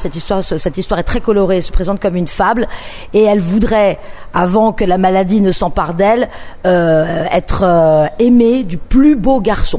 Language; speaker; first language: French; native; French